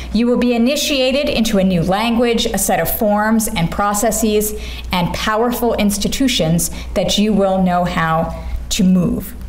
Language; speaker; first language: English; native; English